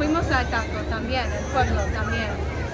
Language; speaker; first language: Spanish; non-native, fluent; English